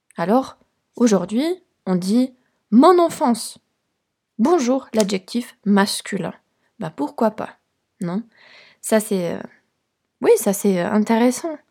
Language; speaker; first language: French; non-native, fluent; Polish